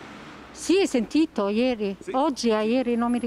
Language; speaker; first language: Italian; non-native, learner; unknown